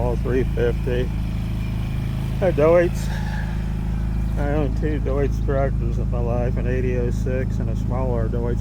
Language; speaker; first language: English; native; English